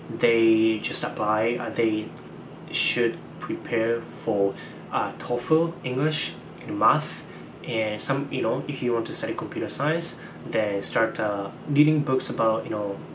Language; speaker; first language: English; non-native, fluent; Japanese